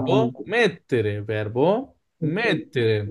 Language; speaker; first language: Italian; non-native, fluent; Bangla